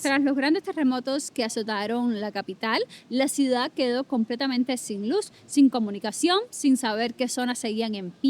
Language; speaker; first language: Spanish; native; Spanish